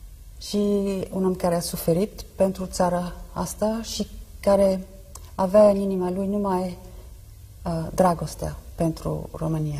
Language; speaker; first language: Romanian; non-native, fluent; French